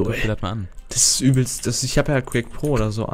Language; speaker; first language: German; native; German